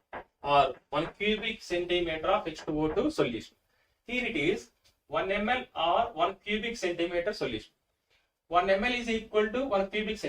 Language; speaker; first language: English; non-native, local second language; Telugu